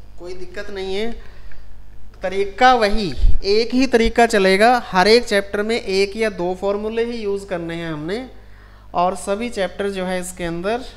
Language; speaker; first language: Hindi; non-native, local second language; Punjabi